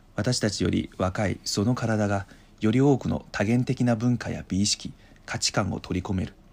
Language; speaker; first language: Japanese; non-native, fluent; Chinese